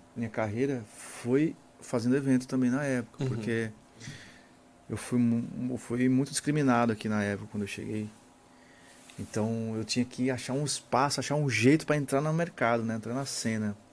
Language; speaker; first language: Portuguese; native; Portuguese